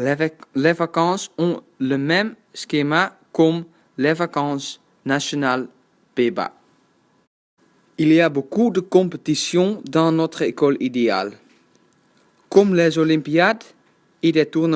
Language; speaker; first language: French; non-native, learner; Dutch